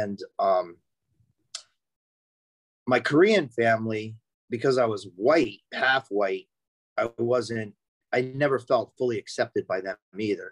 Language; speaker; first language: English; native; English